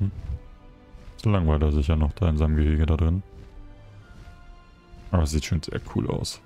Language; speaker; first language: German; native; German